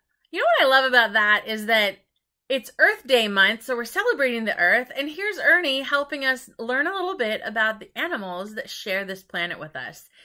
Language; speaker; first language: English; native; English